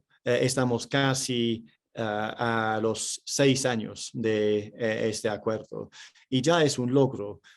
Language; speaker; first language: Spanish; non-native, fluent; English